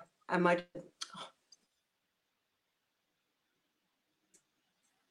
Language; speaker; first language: English; non-native, local second language; Punjabi